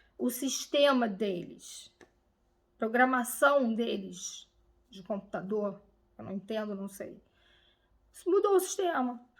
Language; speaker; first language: Portuguese; native; Portuguese